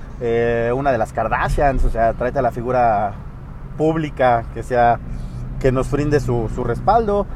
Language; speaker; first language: Spanish; native; Spanish